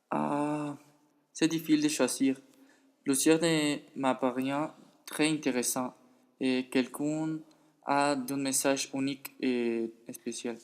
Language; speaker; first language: French; non-native, learner; Spanish